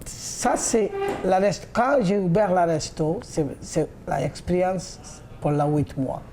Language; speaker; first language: French; non-native, learner; Bangla